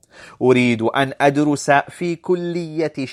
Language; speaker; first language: Arabic; non-native, fluent; English